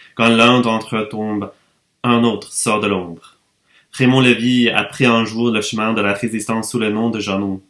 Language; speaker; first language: French; non-native, fluent; English